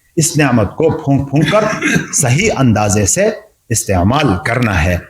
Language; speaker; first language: Urdu; non-native, local second language; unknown